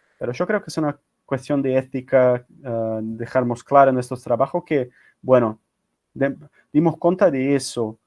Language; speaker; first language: Spanish; non-native, fluent; Portuguese